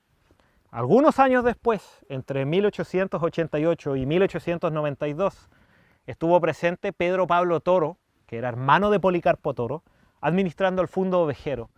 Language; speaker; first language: Spanish; native; Spanish